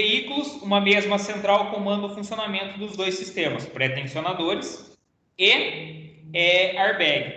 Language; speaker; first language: Portuguese; native; Portuguese